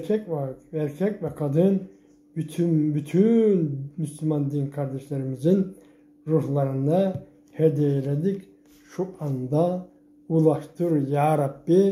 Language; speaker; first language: Turkish; native; Turkish